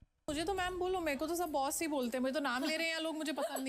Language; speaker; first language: Hindi; native; Hindi